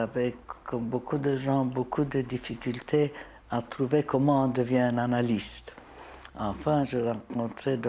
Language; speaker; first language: French; non-native, fluent; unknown